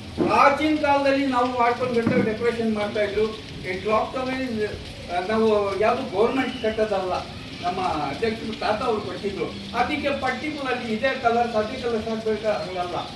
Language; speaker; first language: Kannada; non-native, local second language; Urdu